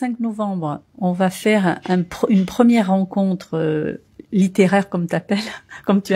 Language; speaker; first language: French; early bilingual, other home language; Portuguese